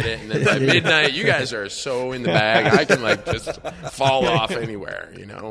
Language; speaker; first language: English; native; English